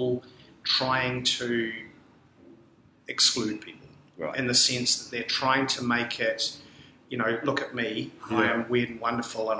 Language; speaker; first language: English; native; English